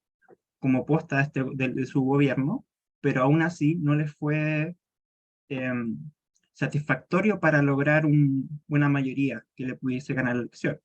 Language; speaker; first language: Spanish; native; Spanish